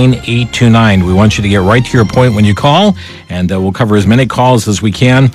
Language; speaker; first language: English; native; English